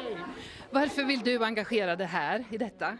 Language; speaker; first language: Swedish; native; Swedish